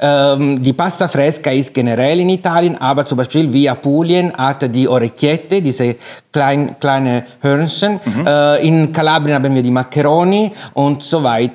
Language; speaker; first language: German; non-native, fluent; Italian